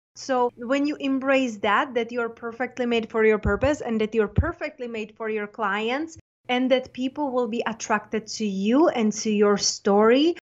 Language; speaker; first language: English; non-native, fluent; Czech